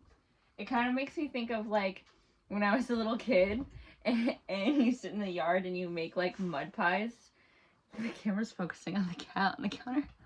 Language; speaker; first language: English; native; English